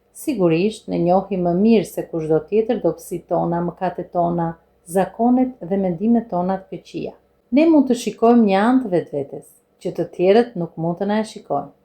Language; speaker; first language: Albanian; non-native, fluent; English